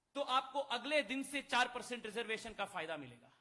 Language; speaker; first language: Hindi; non-native, local second language; Kannada